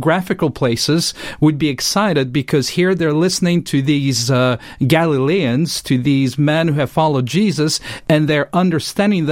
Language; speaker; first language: English; non-native, fluent; French